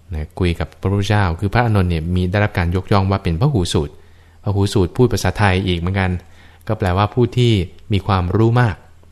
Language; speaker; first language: Thai; native; Thai